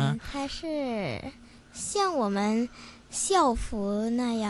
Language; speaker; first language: Chinese; non-native, local second language; Cantonese